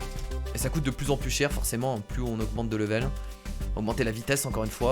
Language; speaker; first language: French; native; French